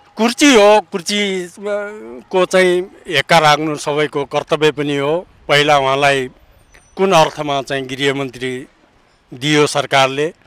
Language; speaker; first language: Nepali; native; Nepali